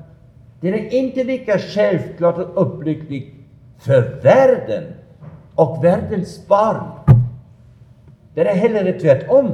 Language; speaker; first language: Swedish; non-native, fluent; German